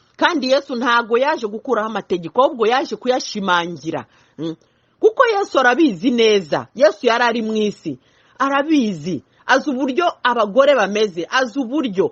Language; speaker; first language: Kinyarwanda; early bilingual, heritage; Kinyarwanda